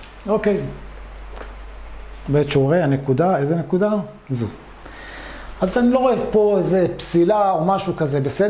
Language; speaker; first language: Hebrew; native; Hebrew